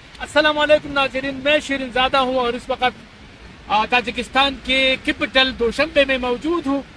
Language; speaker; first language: Urdu; non-native, local second language; Pashto